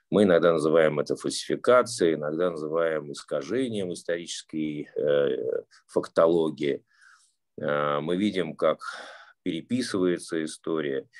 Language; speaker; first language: Russian; native; Russian